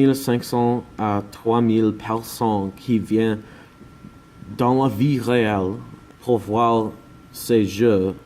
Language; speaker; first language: French; non-native, learner; English